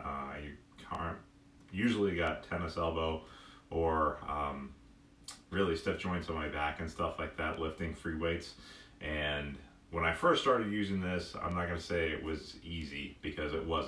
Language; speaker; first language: English; native; English